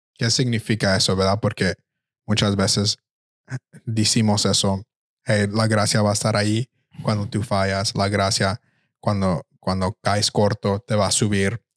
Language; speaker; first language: Spanish; early bilingual, heritage; Spanish